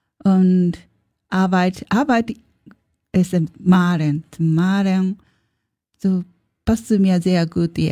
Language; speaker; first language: German; non-native, learner; Japanese